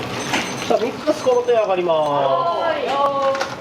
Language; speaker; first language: Japanese; native; Japanese